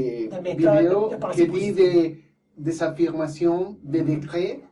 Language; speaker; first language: French; non-native, fluent; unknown